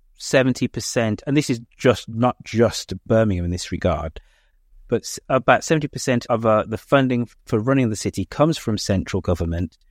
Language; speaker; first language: English; native; English